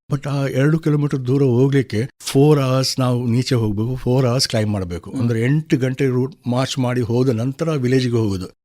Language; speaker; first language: Kannada; non-native, local second language; Konkani